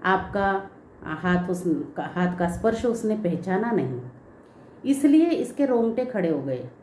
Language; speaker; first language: Hindi; non-native, local second language; Marathi